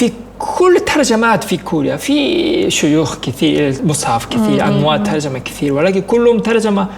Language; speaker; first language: Arabic; non-native, fluent; Korean